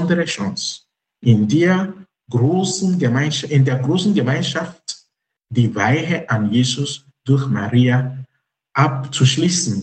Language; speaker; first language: German; non-native, fluent; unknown